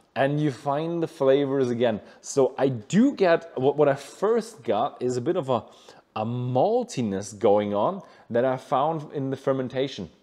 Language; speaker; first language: English; non-native, fluent; German